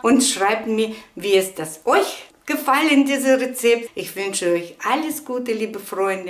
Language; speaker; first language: German; non-native, learner; Russian